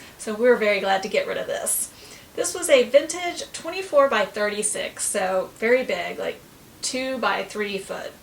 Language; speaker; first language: English; native; English